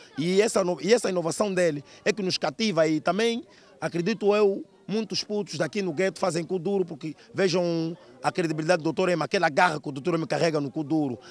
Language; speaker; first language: Portuguese; non-native, local second language; Kongo